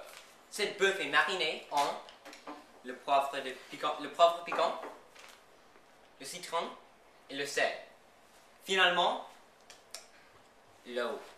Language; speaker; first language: French; non-native, learner; English